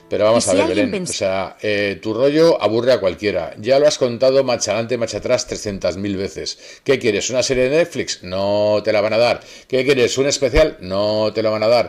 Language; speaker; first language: Spanish; native; Spanish